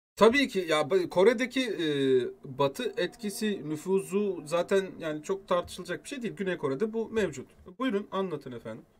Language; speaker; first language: Turkish; native; Turkish